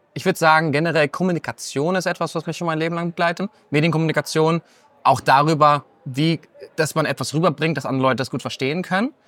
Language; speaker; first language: German; native; German